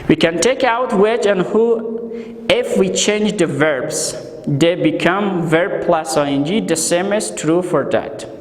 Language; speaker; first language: English; non-native, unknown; Persian